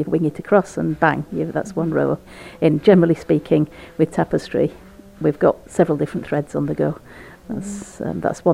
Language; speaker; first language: English; native; English